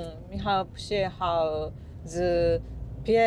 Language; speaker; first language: Polish; non-native, learner; Japanese